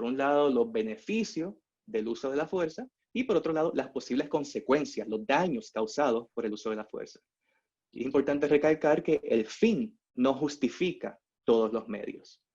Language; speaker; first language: Spanish; native; Spanish